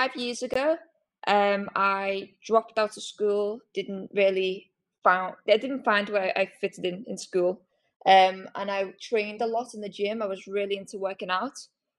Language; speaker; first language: English; native; English